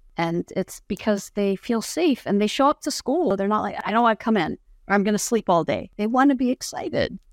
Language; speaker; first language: English; non-native, fluent; Arabic